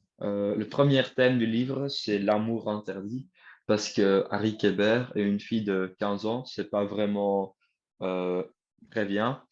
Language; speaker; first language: French; non-native, learner; Dutch